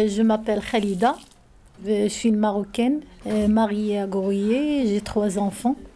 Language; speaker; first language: French; non-native, learner; Arabic